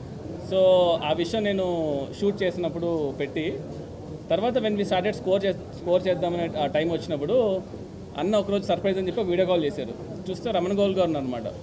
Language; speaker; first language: Telugu; native; Telugu